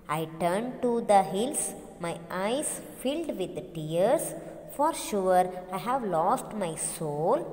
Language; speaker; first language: English; non-native, local second language; Kannada